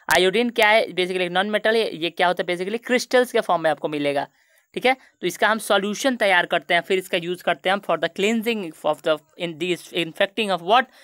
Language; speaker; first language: Hindi; native; Hindi